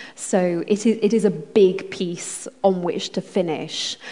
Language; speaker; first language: English; native; English